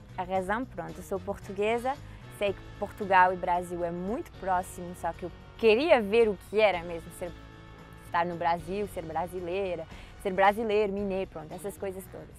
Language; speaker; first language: Portuguese; early bilingual, heritage; Portuguese